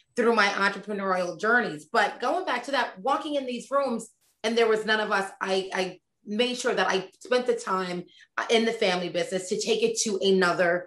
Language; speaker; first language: English; native; English